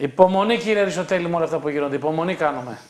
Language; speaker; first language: Greek; native; Greek